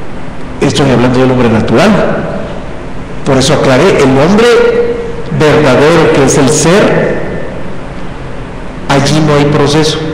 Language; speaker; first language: Spanish; native; Spanish